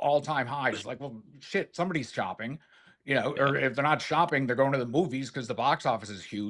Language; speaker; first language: English; native; English